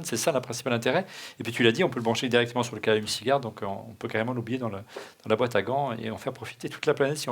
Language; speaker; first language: French; native; French